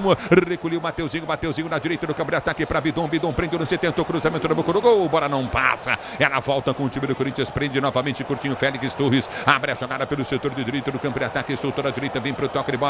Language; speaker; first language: Portuguese; native; Portuguese